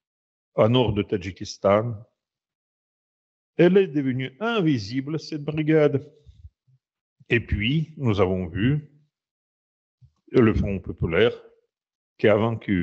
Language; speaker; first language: French; non-native, fluent; Russian